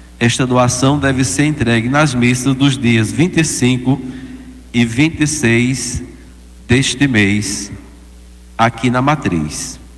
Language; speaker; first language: Portuguese; native; Portuguese